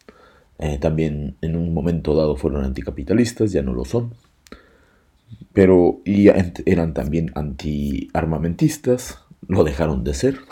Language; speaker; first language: Spanish; native; Spanish